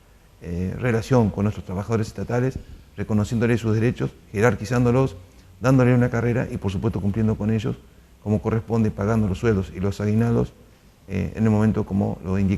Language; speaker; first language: Spanish; native; Spanish